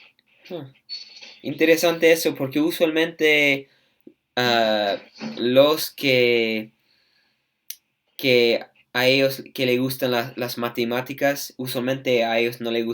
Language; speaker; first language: Spanish; non-native, fluent; English